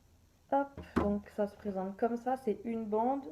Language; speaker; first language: French; native; French